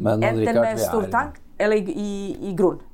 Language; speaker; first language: Norwegian; non-native, fluent; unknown